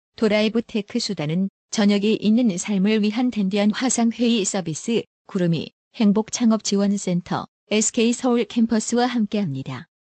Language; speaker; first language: Korean; native; Korean